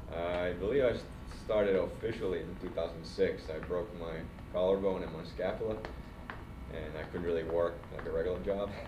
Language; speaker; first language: English; non-native, fluent; Swedish